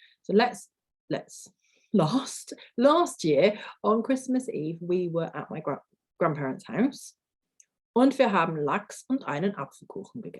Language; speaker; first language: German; non-native, fluent; English